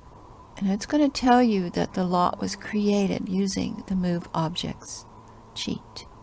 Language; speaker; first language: English; native; English